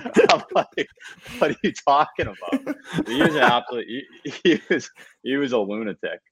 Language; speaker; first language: English; native; English